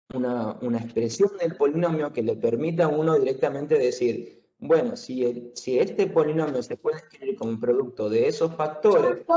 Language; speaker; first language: Spanish; native; Spanish